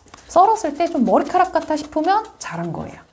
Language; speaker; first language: Korean; native; Korean